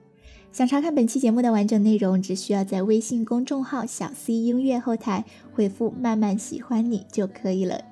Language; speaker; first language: Chinese; native; Chinese